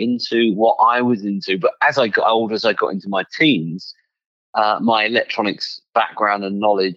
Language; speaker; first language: English; native; English